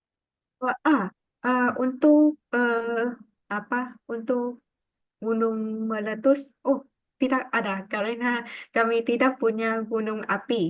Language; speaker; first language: Indonesian; non-native, learner; Vietnamese